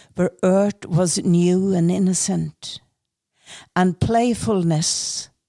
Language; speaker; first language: English; non-native, fluent; Norwegian